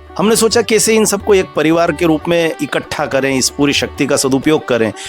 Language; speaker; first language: Hindi; native; Hindi